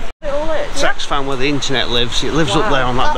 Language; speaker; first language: English; native; English